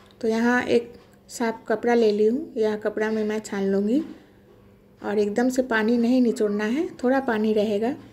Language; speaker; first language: Hindi; non-native, local second language; Bangla